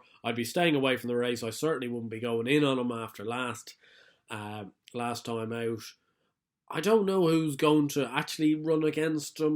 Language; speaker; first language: English; native; English